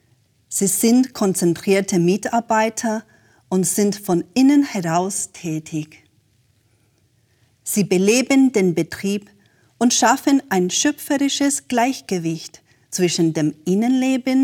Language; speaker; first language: German; native; German